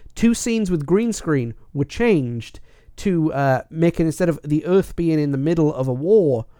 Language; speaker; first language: English; native; English